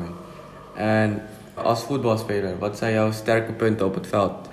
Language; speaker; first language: Dutch; non-native, fluent; Indonesian